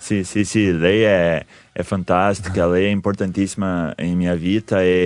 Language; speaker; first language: Italian; non-native, learner; Portuguese